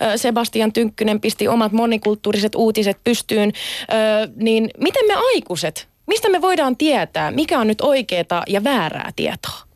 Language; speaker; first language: Finnish; early bilingual, other home language; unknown